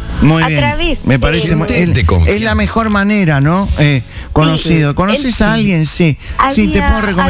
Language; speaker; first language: Spanish; native; Spanish